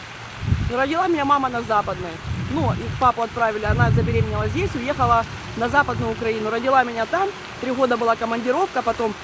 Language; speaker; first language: Russian; native; Russian